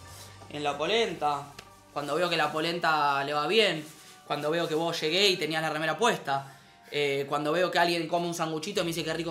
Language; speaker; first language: Spanish; native; Spanish